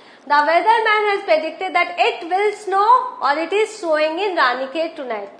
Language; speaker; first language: English; non-native, local second language; Hindi